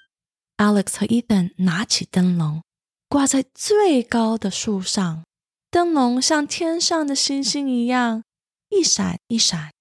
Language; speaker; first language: Chinese; early bilingual, heritage; Chinese